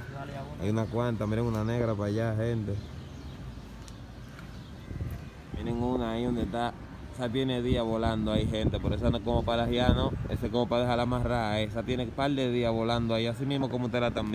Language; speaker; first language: Spanish; native; Spanish